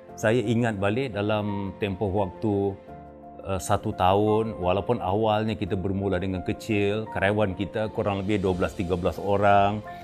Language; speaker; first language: Malay; native; Malay